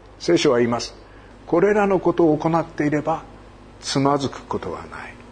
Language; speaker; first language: Japanese; native; Japanese